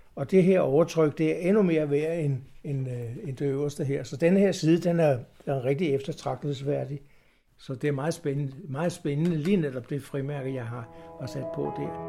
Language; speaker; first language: Danish; native; Danish